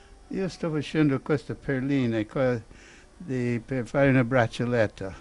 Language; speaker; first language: Italian; non-native, fluent; English